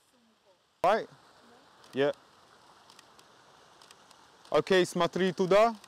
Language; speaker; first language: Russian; non-native, learner; English